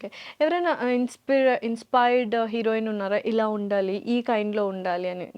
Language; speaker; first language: Telugu; native; Telugu